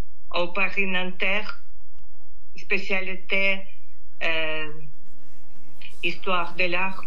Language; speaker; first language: French; non-native, learner; Russian